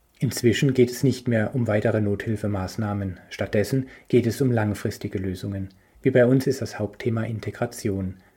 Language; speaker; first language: German; native; German